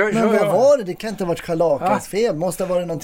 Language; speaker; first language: Swedish; native; Swedish